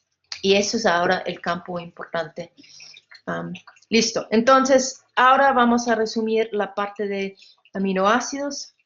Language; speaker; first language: Spanish; non-native, fluent; English